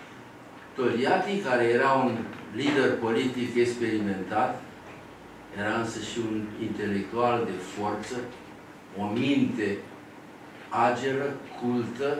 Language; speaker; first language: Romanian; native; Romanian